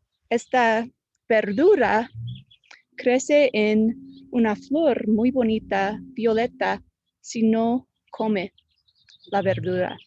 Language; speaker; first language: Spanish; non-native, fluent; English